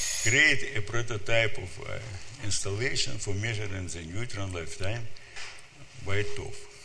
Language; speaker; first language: English; non-native, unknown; Russian